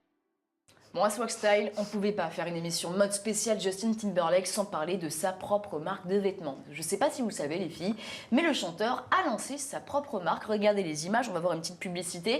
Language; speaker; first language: French; native; French